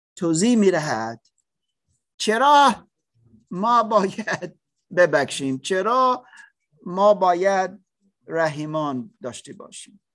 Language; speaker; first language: Persian; non-native, learner; English